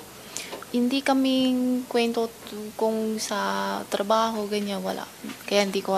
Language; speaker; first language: Filipino; non-native, learner; Chinese